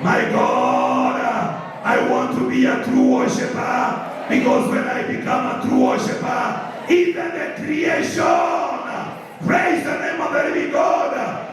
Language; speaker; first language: English; non-native, local second language; Swahili